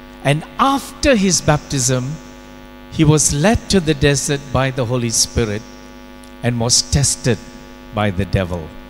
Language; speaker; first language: English; non-native, local second language; Tamil